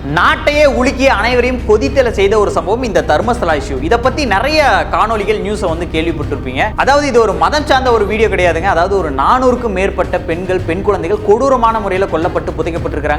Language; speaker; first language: Tamil; native; Tamil